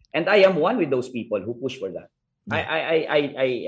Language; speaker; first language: English; non-native, local second language; Hiligaynon